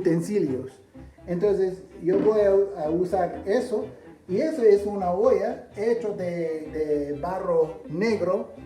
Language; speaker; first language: Spanish; non-native, fluent; English